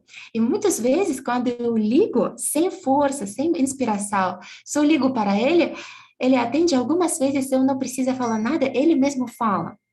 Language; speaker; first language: Portuguese; non-native, fluent; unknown